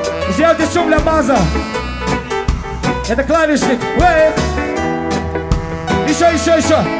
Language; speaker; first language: Russian; non-native, fluent; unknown